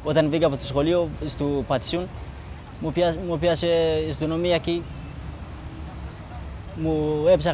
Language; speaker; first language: Greek; non-native, learner; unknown